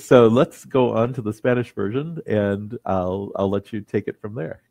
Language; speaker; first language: English; native; English